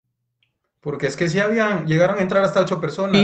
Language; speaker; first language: Spanish; native; Spanish